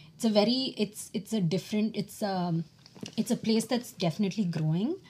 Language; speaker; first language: English; non-native, local second language; Tamil